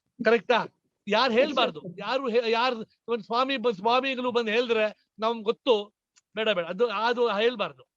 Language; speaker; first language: Kannada; non-native, local second language; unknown